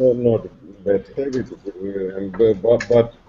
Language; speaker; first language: English; non-native, learner; Russian